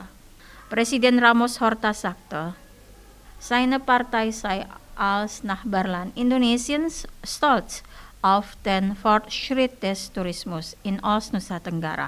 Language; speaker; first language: German; non-native, fluent; Indonesian